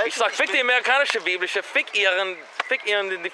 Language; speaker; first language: German; non-native, learner; English